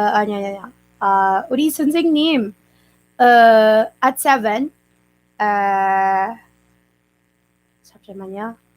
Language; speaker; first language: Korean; non-native, learner; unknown